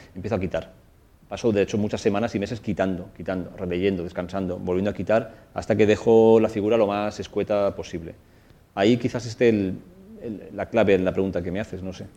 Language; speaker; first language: Spanish; native; Spanish